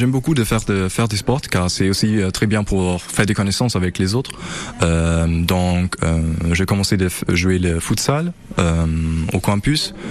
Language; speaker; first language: French; non-native, learner; German